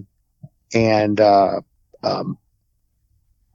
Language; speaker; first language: English; native; English